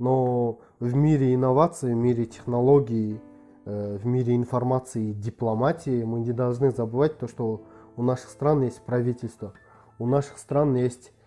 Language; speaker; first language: Russian; non-native, local second language; Kyrgyz